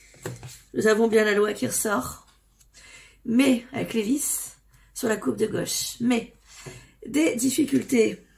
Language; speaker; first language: French; native; French